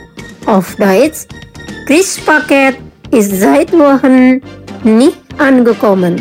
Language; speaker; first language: German; non-native, learner; Indonesian